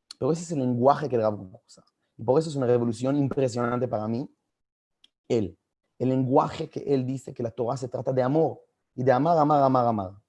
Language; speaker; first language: Spanish; non-native, fluent; Hebrew